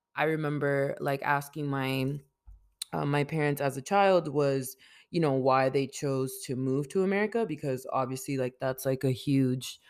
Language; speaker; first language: English; early bilingual, other home language; Spanish